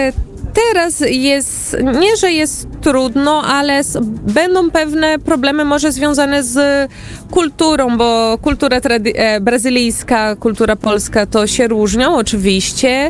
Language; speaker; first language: Polish; early bilingual, heritage; Portuguese